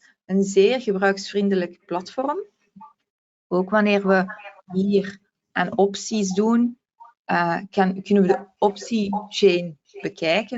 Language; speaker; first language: Dutch; native; Dutch